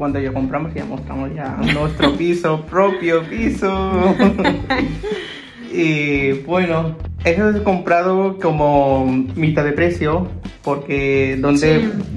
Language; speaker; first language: Spanish; non-native, learner; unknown